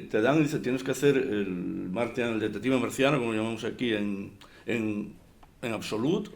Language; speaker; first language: Spanish; native; Spanish